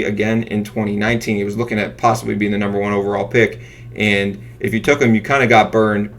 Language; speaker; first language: English; native; English